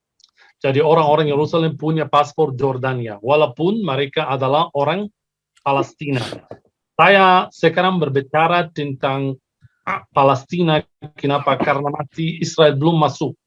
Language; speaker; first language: Indonesian; non-native, fluent; Arabic